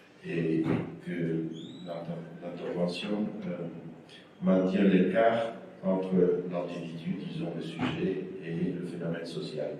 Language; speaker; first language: French; non-native, fluent; Spanish